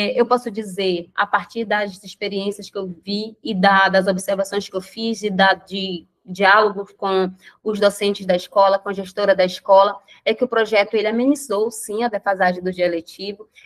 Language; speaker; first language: Portuguese; native; Portuguese